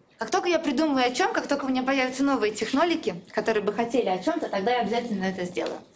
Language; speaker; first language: Russian; native; Russian